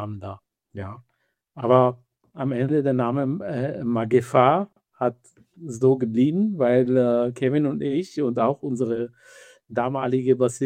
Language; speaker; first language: German; non-native, fluent; Hebrew